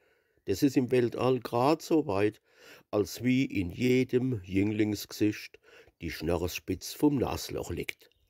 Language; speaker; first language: German; native; German